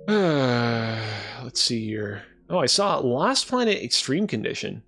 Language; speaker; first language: English; native; English